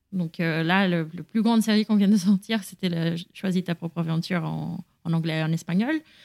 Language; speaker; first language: French; non-native, fluent; Spanish